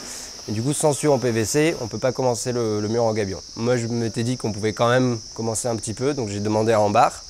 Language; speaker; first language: French; native; French